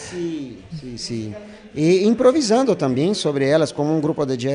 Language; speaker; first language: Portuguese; non-native, learner; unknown